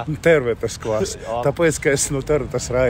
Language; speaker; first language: Latvian; non-native, local second language; Russian